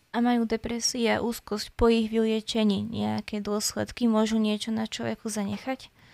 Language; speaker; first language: Slovak; native; Slovak